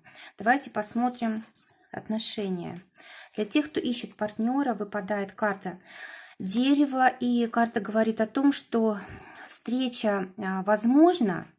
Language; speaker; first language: Russian; native; Russian